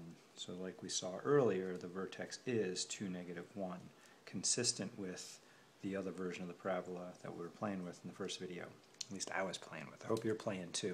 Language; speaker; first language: English; native; English